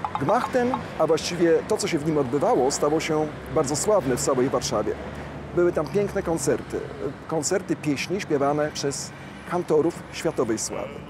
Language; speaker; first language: Polish; native; Polish